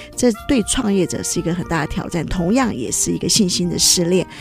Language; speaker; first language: Chinese; native; Chinese